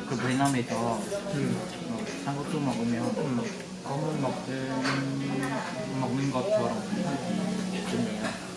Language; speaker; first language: Korean; non-native, learner; Vietnamese